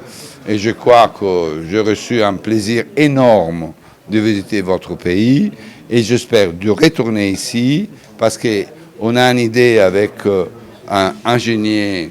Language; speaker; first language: French; non-native, fluent; Italian